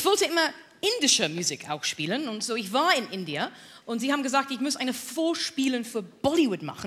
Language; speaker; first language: German; non-native, learner; English